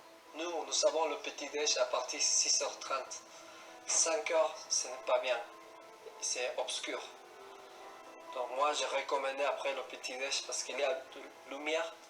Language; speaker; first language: French; non-native, learner; Spanish